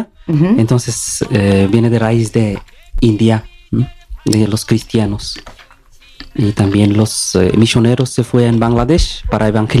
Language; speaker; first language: Spanish; non-native, learner; Bangla